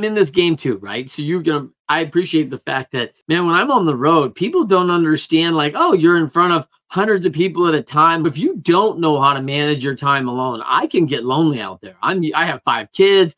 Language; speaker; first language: English; native; English